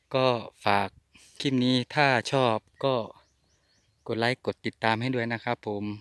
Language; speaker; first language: Thai; non-native, local second language; Northeastern Thai